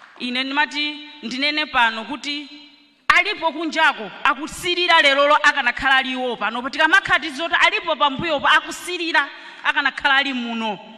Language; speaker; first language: Nyanja; native; Nyanja